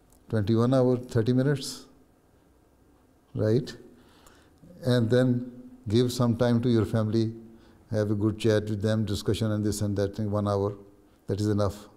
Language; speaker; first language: English; non-native, local second language; Urdu